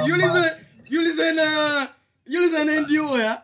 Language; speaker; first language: Dutch; non-native, fluent; English